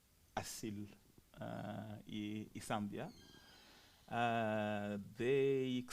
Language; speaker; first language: Norwegian; non-native, fluent; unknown